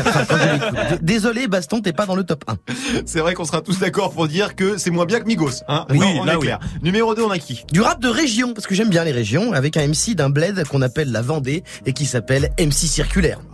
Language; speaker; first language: French; native; French